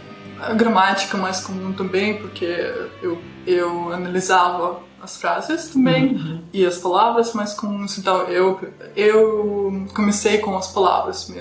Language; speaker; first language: Portuguese; non-native, fluent; Russian